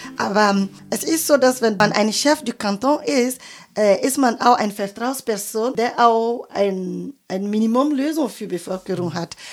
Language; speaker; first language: German; non-native, fluent; French